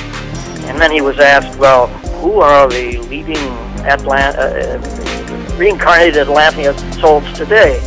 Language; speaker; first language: English; native; English